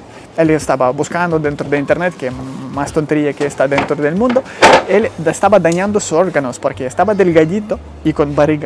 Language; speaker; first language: Spanish; non-native, fluent; Ukrainian